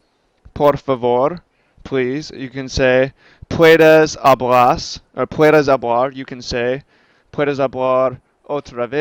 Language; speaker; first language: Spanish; non-native, learner; English